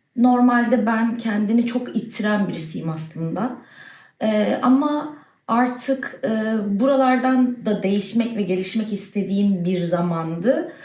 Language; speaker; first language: Turkish; native; Turkish